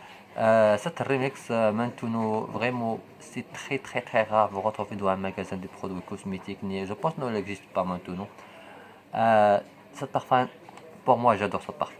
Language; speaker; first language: French; non-native, local second language; Arabic